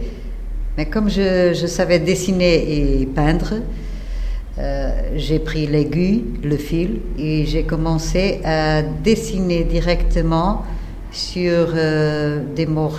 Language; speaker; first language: French; non-native, fluent; Portuguese